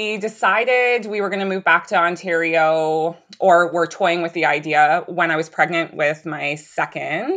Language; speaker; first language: English; native; English